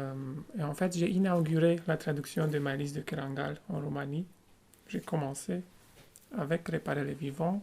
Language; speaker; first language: French; non-native, fluent; Romanian